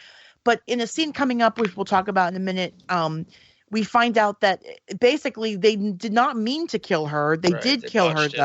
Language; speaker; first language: English; native; English